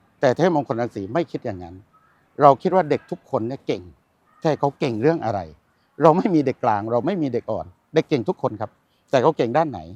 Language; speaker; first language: Thai; native; Thai